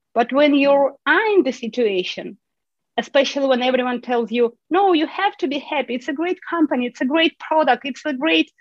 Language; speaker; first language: English; non-native, fluent; Ukrainian